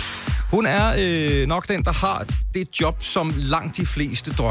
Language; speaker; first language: Danish; native; Danish